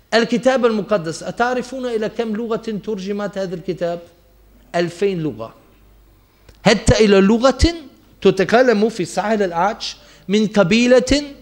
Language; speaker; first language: Arabic; non-native, fluent; German